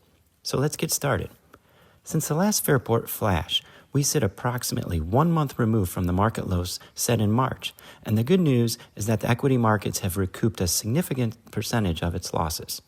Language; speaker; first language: English; native; English